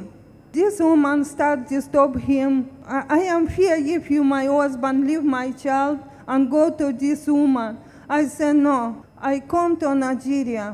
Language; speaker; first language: English; non-native, learner; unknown